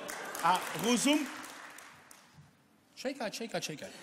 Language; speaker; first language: Polish; non-native, learner; Dutch